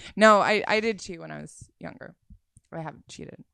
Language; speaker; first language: English; non-native, fluent; Swedish